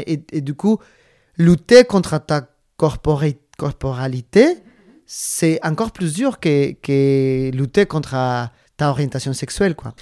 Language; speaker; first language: French; non-native, fluent; Spanish